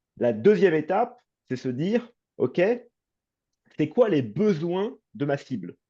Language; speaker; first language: French; native; French